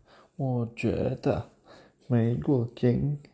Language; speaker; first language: Chinese; non-native, learner; English